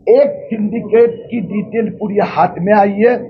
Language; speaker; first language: Hindi; non-native, local second language; Marathi